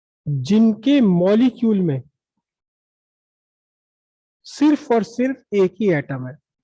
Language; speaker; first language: Hindi; native; Hindi